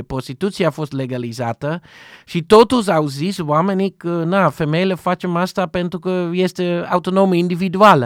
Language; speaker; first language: Romanian; non-native, learner; Dutch